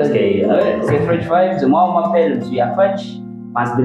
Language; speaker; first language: French; non-native, fluent; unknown